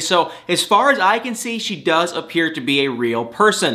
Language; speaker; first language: English; native; English